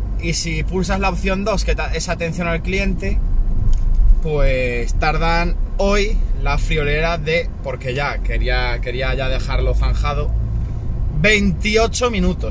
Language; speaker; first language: Spanish; native; Spanish